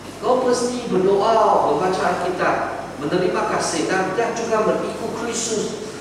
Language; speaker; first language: Malay; non-native, local second language; Chinese